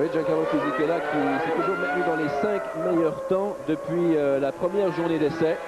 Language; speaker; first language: French; native; French